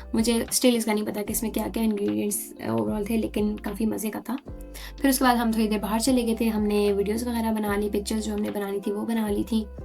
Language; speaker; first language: Urdu; native; Urdu